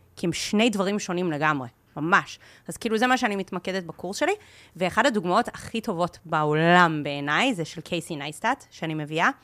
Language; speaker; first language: Hebrew; early bilingual, heritage; English